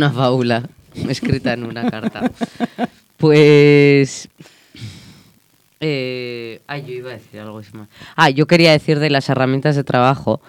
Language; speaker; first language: Spanish; native; Spanish